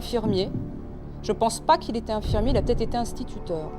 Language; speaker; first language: French; native; French